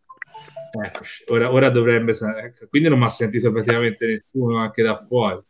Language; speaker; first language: Italian; native; Italian